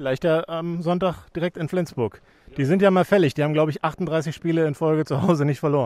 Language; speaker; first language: German; native; German